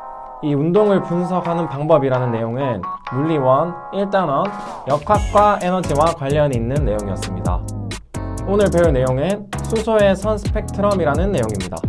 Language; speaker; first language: Korean; native; Korean